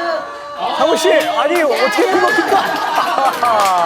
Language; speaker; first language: Korean; native; Korean